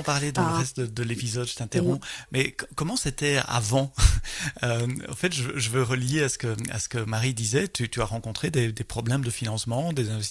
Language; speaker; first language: French; native; French